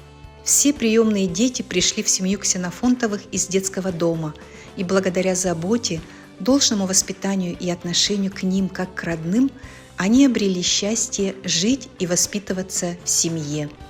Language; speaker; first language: Russian; native; Russian